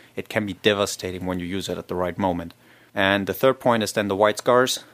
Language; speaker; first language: English; non-native, fluent; German